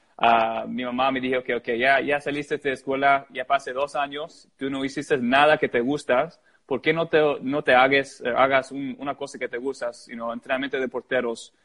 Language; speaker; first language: Spanish; early bilingual, heritage; English